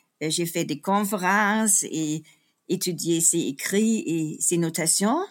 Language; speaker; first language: French; non-native, fluent; Danish